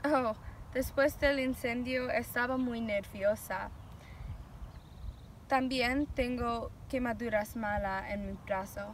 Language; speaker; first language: Spanish; non-native, learner; English